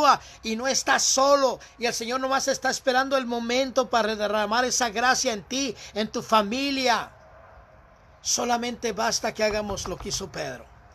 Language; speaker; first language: Spanish; native; Spanish